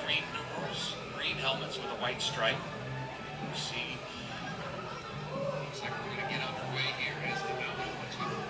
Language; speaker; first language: English; native; English